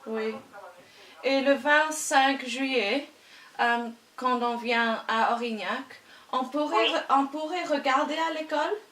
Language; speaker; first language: French; non-native, learner; English